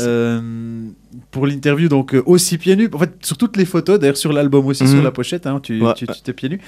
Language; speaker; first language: French; native; French